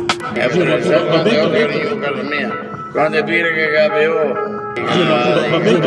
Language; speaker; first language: Italian; non-native, local second language; Venetian